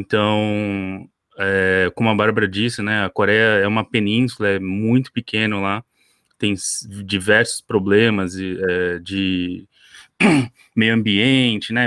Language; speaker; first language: Portuguese; early bilingual, other home language; Korean